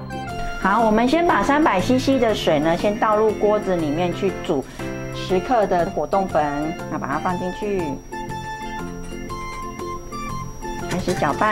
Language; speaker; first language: Chinese; native; Chinese